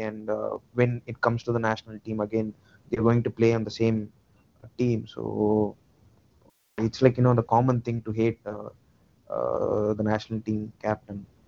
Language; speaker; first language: English; non-native, local second language; Tamil